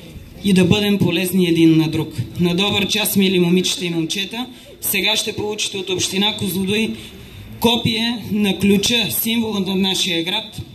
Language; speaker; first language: Bulgarian; native; Bulgarian